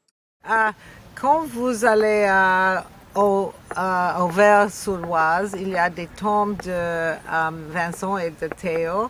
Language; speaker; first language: French; non-native, learner; English